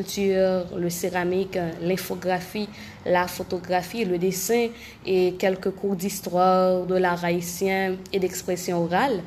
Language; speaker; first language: French; non-native, local second language; Haitian Creole